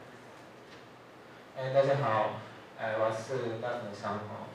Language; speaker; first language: Chinese; non-native, learner; Japanese